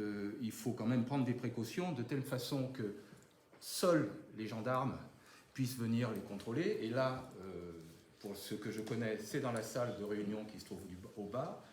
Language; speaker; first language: French; native; French